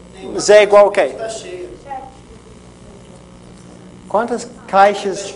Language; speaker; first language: Portuguese; non-native, fluent; English